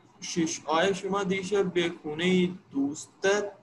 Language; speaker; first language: Persian; non-native, learner; Urdu